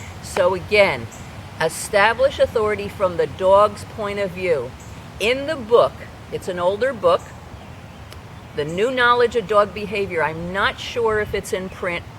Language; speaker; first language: English; native; English